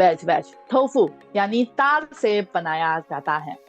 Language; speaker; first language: Hindi; non-native, fluent; Chinese